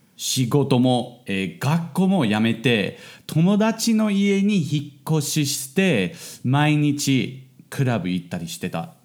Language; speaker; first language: Japanese; non-native, fluent; English